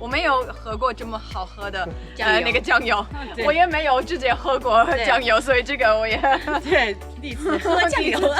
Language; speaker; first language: Chinese; non-native, fluent; English